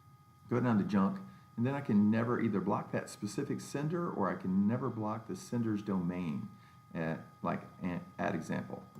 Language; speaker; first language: English; native; English